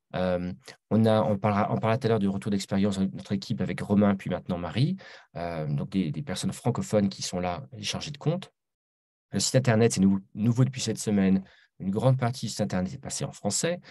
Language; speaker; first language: French; native; French